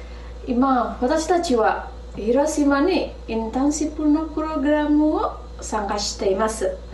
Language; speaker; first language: Japanese; non-native, learner; Indonesian